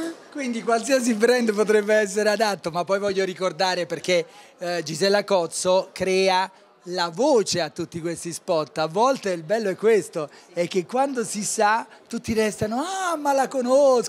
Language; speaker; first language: Italian; native; Italian